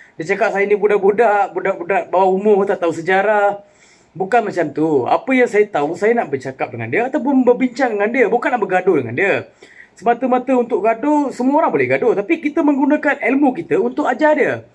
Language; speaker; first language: Malay; non-native, local second language; Tamil